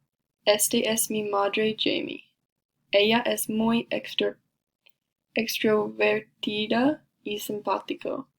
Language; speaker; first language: Spanish; non-native, learner; English